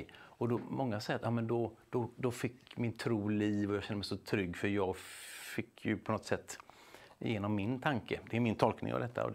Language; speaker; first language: Swedish; native; Swedish